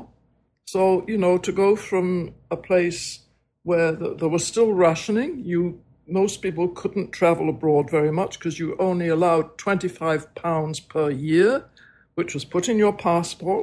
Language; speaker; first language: English; native; English